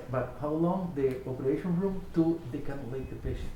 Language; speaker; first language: English; non-native, learner; Spanish